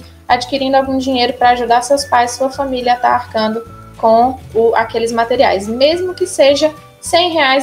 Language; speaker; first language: Portuguese; native; Portuguese